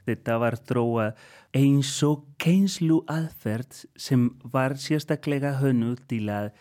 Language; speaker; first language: Icelandic; non-native, fluent; Spanish